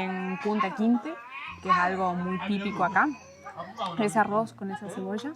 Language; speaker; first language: Spanish; native; Spanish